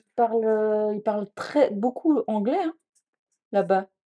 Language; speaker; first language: French; non-native, fluent; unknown